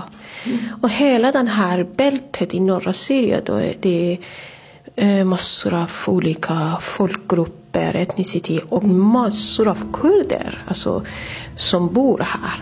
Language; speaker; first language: Swedish; non-native, fluent; Persian